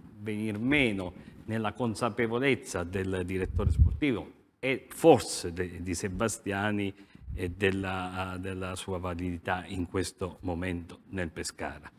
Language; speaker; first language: Italian; native; Italian